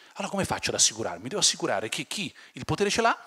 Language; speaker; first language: Italian; native; Italian